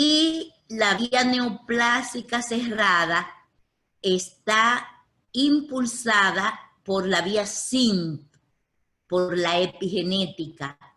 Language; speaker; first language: Spanish; native; Spanish